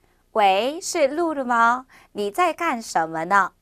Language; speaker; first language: Chinese; non-native, fluent; Korean